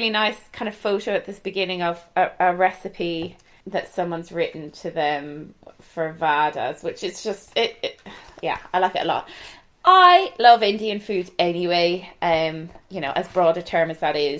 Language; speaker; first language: English; native; English